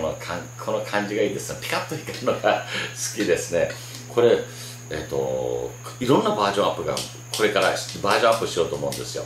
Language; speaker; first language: Japanese; native; Japanese